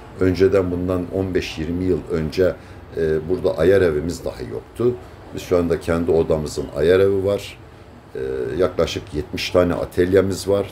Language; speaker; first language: Turkish; native; Turkish